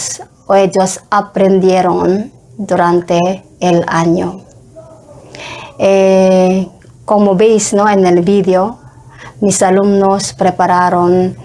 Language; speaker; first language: Spanish; non-native, fluent; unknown